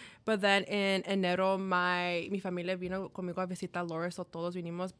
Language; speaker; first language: Spanish; early bilingual, heritage; Spanish